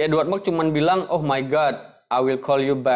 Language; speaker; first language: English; non-native, learner; Indonesian